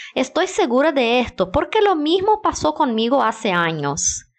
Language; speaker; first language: Spanish; non-native, fluent; Portuguese